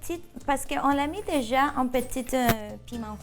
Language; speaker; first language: French; non-native, fluent; Spanish